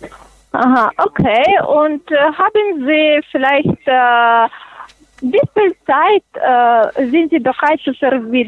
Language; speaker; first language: German; non-native, fluent; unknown